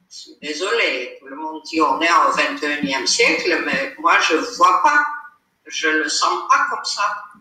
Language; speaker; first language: French; non-native, fluent; Armenian